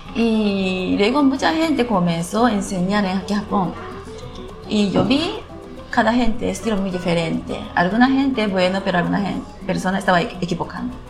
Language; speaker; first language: Spanish; non-native, learner; Japanese